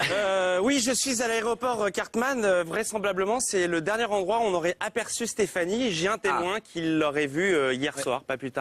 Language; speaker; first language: French; native; French